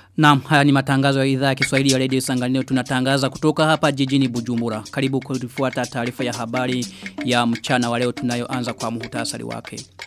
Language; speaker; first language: Swahili; non-native, local second language; Rundi